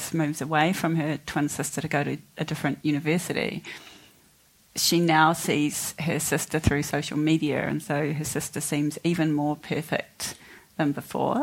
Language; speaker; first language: English; native; English